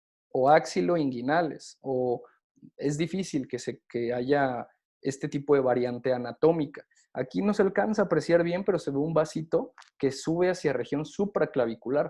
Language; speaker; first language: Spanish; native; Spanish